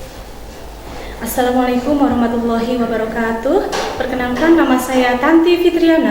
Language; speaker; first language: Indonesian; non-native, local second language; Javanese